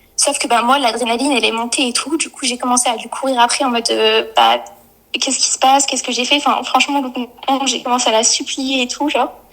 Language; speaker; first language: French; native; French